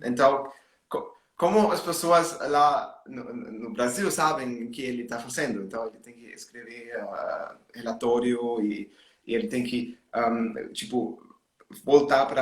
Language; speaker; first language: Portuguese; non-native, learner; German